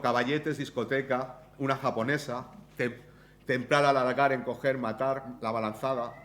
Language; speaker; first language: Spanish; native; Spanish